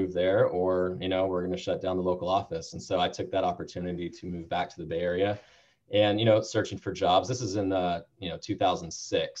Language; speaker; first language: English; native; English